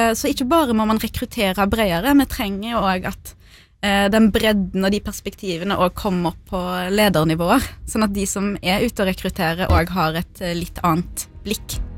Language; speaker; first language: Norwegian; early bilingual, other home language; Arabic